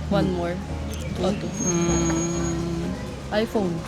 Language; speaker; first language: English; non-native, local second language; Filipino